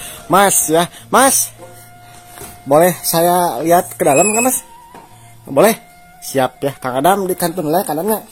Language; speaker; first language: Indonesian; non-native, local second language; Sundanese